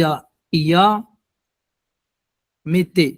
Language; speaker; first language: Spanish; non-native, learner; Arabic